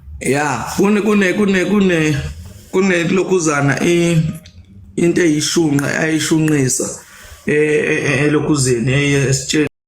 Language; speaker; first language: Zulu; native; Zulu